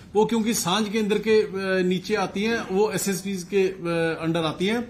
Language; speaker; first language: Hindi; non-native, local second language; Punjabi